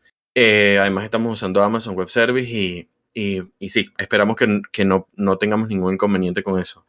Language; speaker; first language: Spanish; native; Spanish